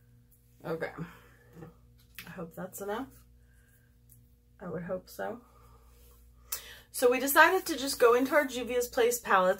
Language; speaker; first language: English; native; English